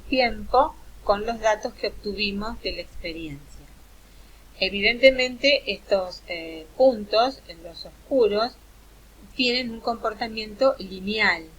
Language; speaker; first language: Spanish; native; Spanish